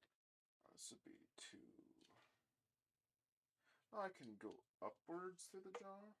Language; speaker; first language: English; native; English